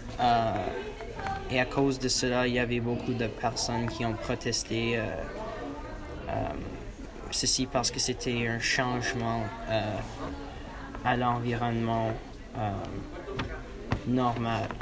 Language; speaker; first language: French; non-native, learner; English